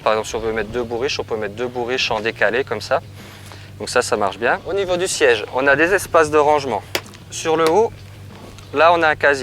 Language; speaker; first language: French; native; French